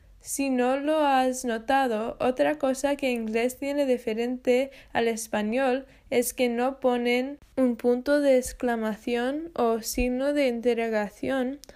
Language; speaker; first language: Spanish; non-native, fluent; English